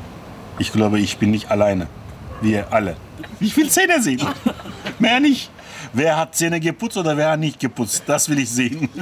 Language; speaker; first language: German; non-native, learner; Turkish